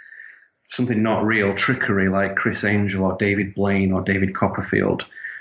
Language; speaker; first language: English; native; English